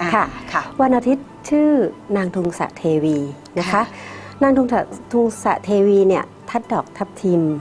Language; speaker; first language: Thai; native; Thai